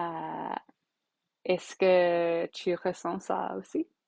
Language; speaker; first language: French; non-native, learner; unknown